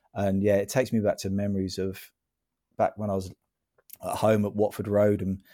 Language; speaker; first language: English; native; English